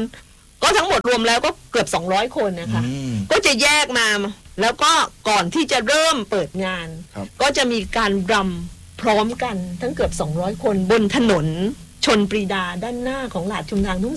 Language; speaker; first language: Thai; native; Thai